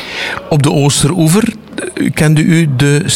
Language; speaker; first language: Dutch; native; Dutch